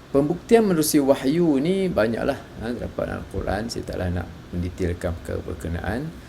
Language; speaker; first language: Malay; native; Malay